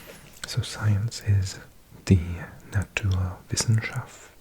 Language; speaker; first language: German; non-native, learner; English